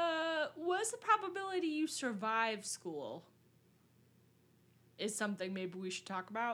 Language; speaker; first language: English; native; English